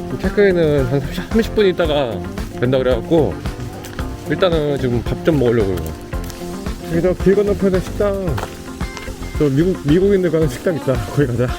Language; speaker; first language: Korean; native; Korean